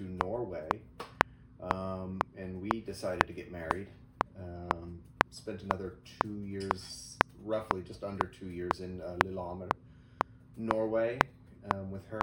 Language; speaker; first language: English; native; English